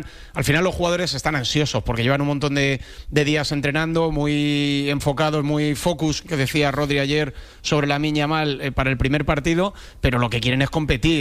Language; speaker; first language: Spanish; native; Spanish